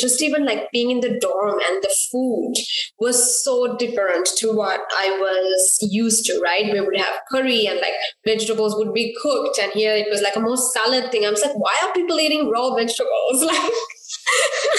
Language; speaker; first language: English; non-native, local second language; Sinhala